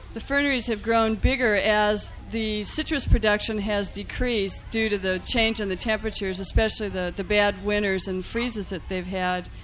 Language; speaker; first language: English; native; English